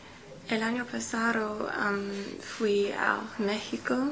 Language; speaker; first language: Spanish; non-native, learner; English